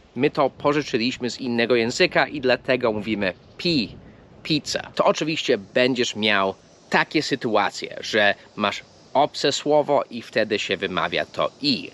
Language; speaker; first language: Polish; non-native, fluent; English